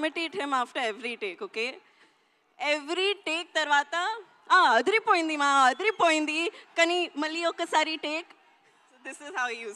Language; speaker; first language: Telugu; non-native, local second language; Hindi